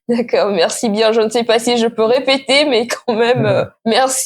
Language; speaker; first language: French; native; French